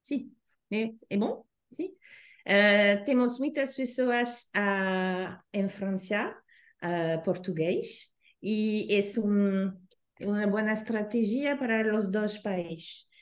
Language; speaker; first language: Portuguese; non-native, learner; Spanish